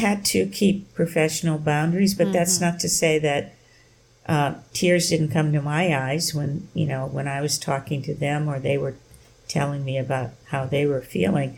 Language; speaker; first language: English; native; English